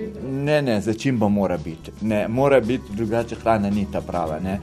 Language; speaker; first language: Slovenian; non-native, fluent; Arabic